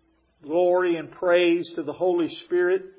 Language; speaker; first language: English; native; English